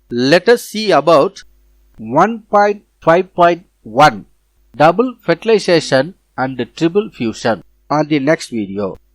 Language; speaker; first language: English; non-native, local second language; Tamil